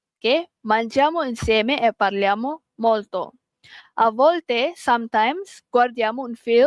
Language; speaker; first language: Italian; non-native, learner; Malay